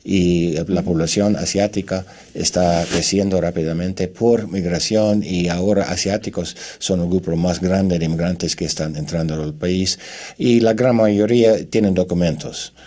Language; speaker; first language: Spanish; non-native, fluent; English